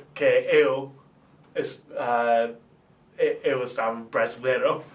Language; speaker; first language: Portuguese; non-native, fluent; English